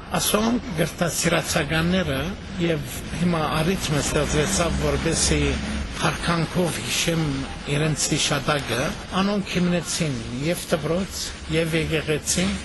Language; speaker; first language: Armenian; early bilingual, heritage; Armenian